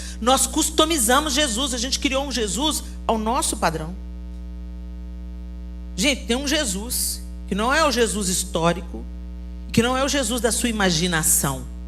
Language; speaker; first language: Portuguese; native; Portuguese